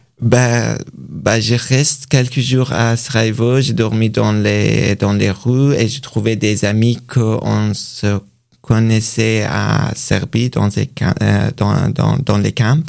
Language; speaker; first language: French; non-native, learner; Persian